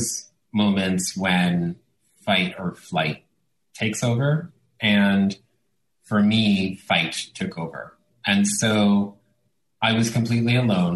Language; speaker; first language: English; early bilingual, other home language; Italian